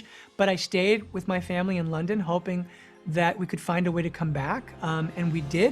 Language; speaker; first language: English; native; English